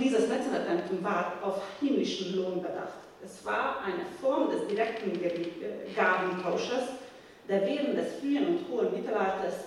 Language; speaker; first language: German; non-native, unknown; Hungarian